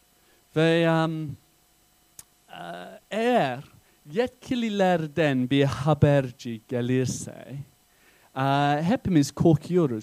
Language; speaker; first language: Turkish; non-native, fluent; English